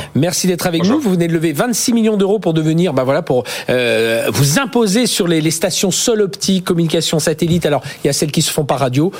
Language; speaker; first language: French; native; French